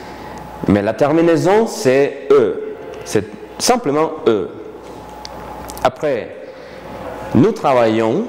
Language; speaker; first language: French; non-native, fluent; Spanish